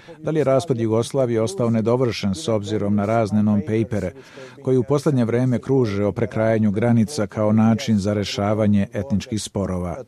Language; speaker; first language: Bosnian; native; Bosnian